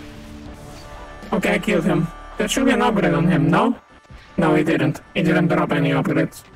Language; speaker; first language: English; non-native, fluent; Spanish